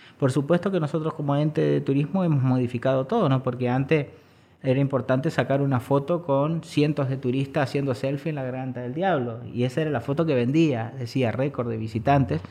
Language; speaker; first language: Spanish; native; Spanish